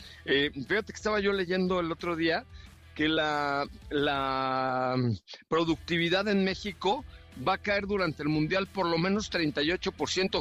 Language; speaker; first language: Spanish; native; Spanish